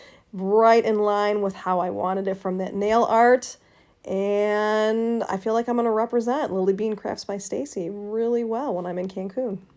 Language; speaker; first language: English; native; English